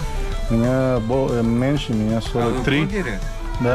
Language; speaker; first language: Russian; non-native, learner; Spanish